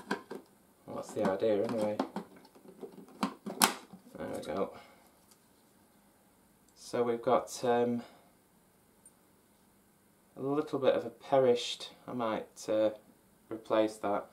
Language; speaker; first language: English; native; English